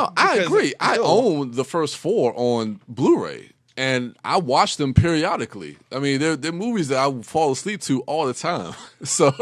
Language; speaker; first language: English; native; English